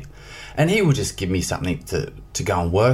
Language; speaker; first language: English; native; English